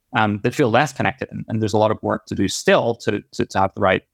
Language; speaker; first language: English; native; English